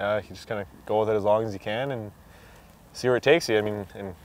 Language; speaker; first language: English; native; English